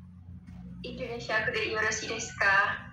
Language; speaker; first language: Japanese; non-native, learner; Indonesian